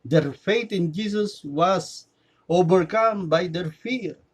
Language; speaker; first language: English; non-native, local second language; Filipino